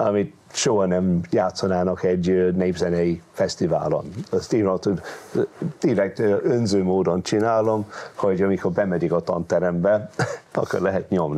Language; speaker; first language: Hungarian; non-native, fluent; English